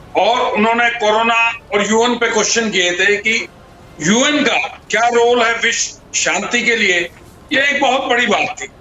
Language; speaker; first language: Hindi; native; Hindi